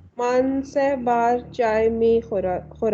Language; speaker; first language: Persian; non-native, learner; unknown